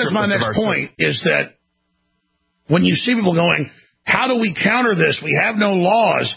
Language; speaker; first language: English; native; English